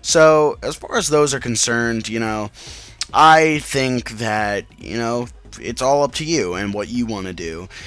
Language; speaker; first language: English; native; English